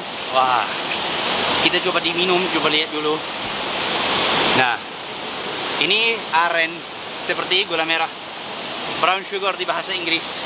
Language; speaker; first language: Indonesian; non-native, learner; English